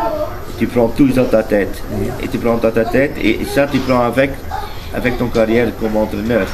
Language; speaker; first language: French; non-native, learner; Dutch